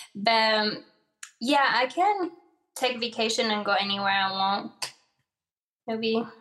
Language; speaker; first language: English; early bilingual, other home language; Arabic